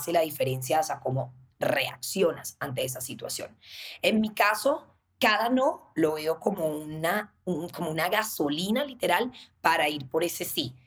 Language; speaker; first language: Spanish; native; Spanish